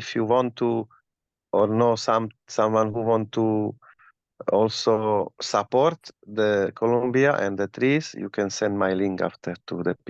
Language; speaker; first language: English; non-native, learner; Slovak